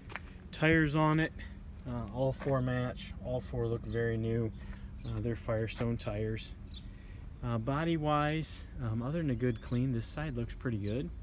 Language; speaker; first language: English; native; English